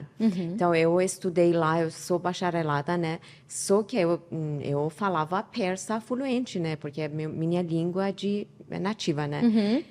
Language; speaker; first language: Portuguese; non-native, learner; Persian